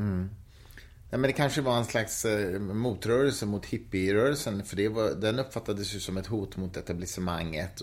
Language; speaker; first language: Swedish; native; Swedish